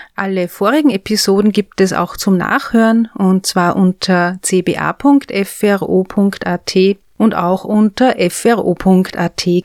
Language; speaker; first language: German; native; German